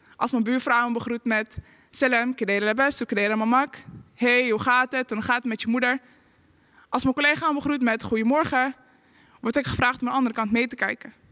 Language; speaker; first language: Dutch; early bilingual, other home language; Arabic